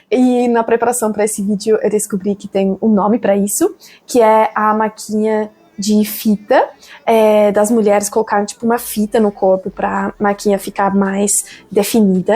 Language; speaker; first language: Portuguese; non-native, fluent; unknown